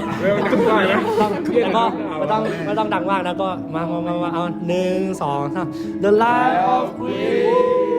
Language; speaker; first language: Thai; native; Thai